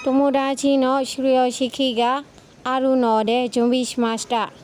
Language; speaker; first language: Japanese; non-native, learner; Burmese